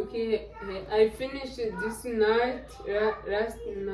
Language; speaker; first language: English; non-native, learner; Kinyarwanda